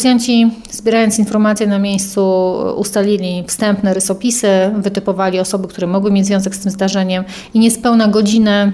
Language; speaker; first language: Polish; native; Polish